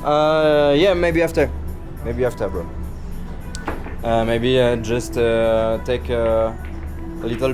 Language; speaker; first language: English; non-native, learner; French